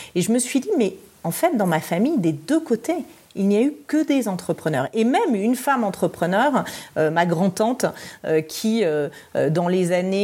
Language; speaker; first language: French; native; French